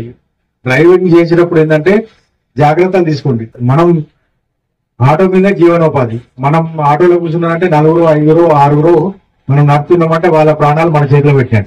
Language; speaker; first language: Telugu; native; Telugu